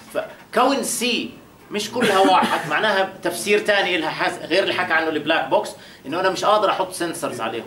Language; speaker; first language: Arabic; native; Arabic